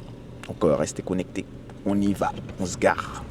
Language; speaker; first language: French; native; French